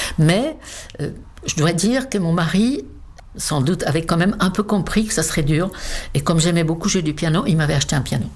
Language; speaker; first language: French; non-native, fluent; Czech